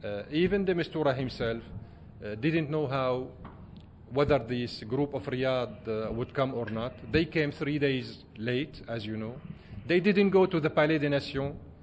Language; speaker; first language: English; non-native, fluent; Arabic